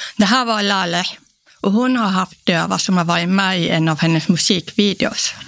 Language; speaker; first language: Swedish; non-native, local second language; Polish